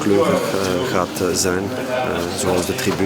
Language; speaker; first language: Dutch; non-native, local second language; French